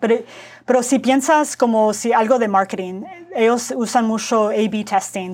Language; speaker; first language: Spanish; early bilingual, heritage; Spanish